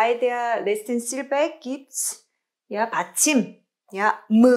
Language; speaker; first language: German; non-native, learner; Korean